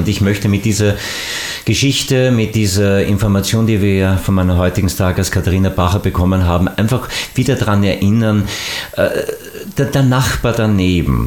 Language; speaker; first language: German; native; German